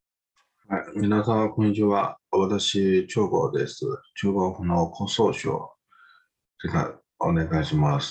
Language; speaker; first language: Japanese; non-native, learner; Chinese